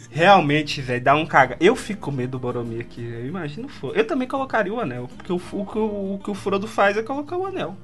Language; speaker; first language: Portuguese; native; Portuguese